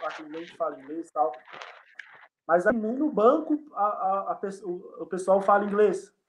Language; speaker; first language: Portuguese; native; Portuguese